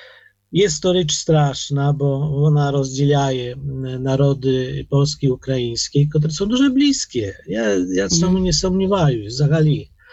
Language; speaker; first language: Polish; non-native, learner; Ukrainian